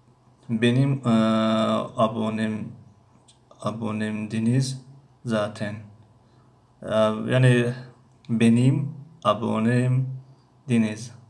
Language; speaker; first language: Turkish; non-native, fluent; Tajik